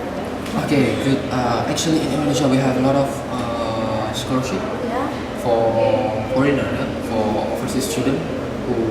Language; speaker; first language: English; non-native, fluent; Indonesian